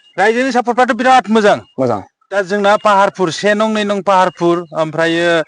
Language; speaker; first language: Bodo; native; Bodo